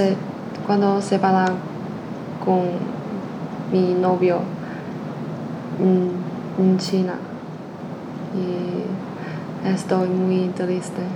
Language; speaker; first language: Spanish; non-native, learner; Chinese